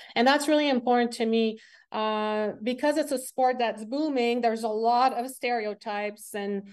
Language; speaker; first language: English; non-native, fluent; French